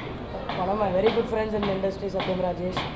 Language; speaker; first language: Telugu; non-native, fluent; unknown